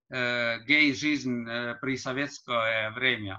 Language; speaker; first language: Russian; non-native, learner; Estonian